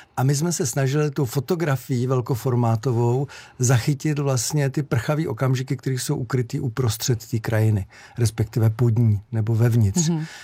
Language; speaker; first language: Czech; native; Czech